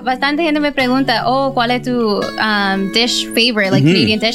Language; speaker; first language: Spanish; early bilingual, heritage; Spanish